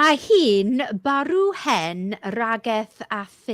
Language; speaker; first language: Welsh; non-native, learner; English